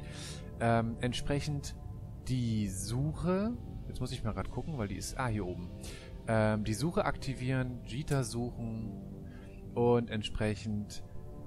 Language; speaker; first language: German; native; German